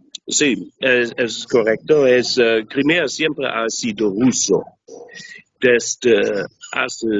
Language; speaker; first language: Spanish; non-native, learner; German